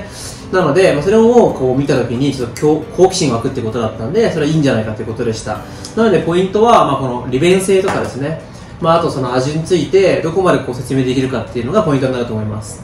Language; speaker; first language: Japanese; native; Japanese